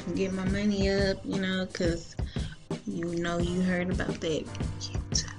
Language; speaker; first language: English; native; English